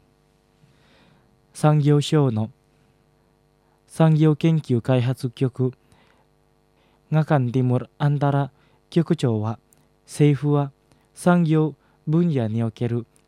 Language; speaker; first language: Japanese; non-native, fluent; Indonesian